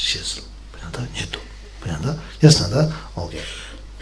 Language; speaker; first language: Russian; non-native, learner; Tibetan